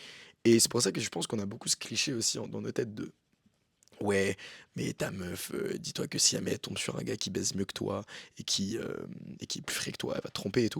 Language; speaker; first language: French; native; French